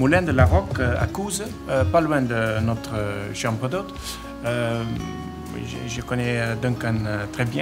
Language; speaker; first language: French; non-native, learner; Dutch